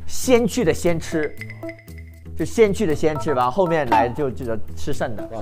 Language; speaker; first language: Chinese; non-native, local second language; Cantonese